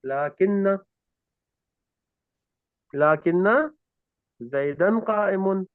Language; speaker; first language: Arabic; non-native, fluent; Urdu